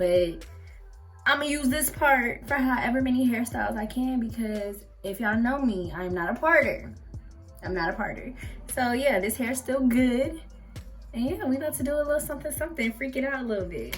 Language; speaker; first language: English; native; English